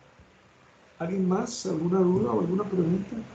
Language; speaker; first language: Spanish; native; Spanish